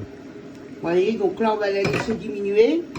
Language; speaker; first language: French; native; French